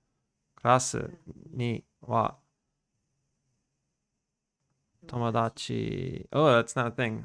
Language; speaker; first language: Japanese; non-native, learner; English